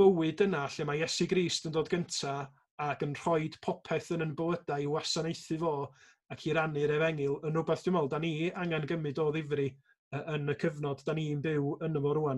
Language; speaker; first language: Welsh; native; Welsh